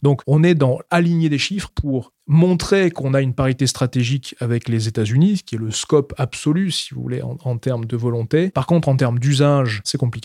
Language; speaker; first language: French; native; French